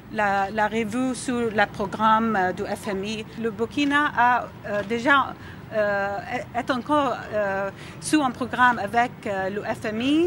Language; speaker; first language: French; non-native, learner; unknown